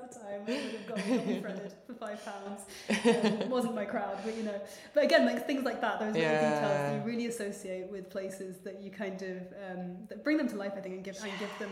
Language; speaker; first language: English; native; English